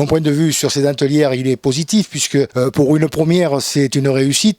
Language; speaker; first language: French; native; French